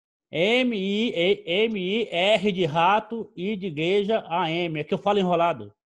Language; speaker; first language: Portuguese; native; Portuguese